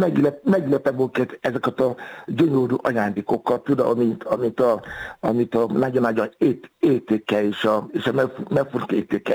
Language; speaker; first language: Hungarian; non-native, fluent; Yoruba